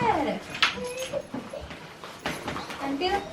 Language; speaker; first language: Swedish; non-native, learner; Indonesian